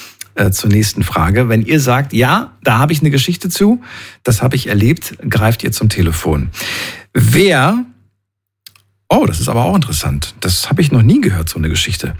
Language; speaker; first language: German; native; German